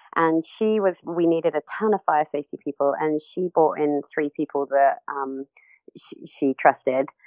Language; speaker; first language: English; native; English